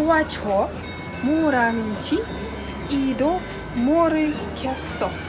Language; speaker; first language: Korean; non-native, learner; Russian